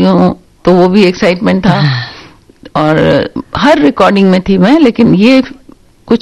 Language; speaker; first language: Hindi; native; Hindi